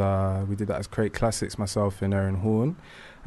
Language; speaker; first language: English; native; English